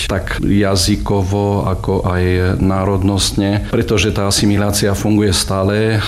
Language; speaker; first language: Slovak; early bilingual, heritage; Slovak